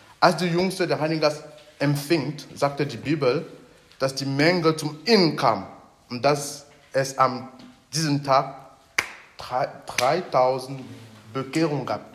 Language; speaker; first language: German; non-native, fluent; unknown